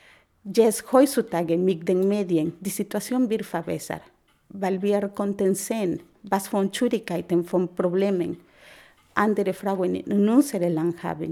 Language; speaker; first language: German; non-native, learner; Spanish